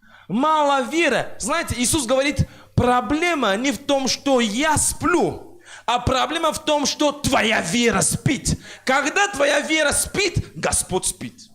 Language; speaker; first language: Russian; non-native, fluent; French